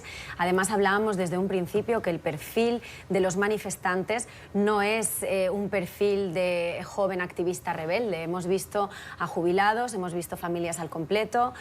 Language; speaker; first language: Spanish; native; Spanish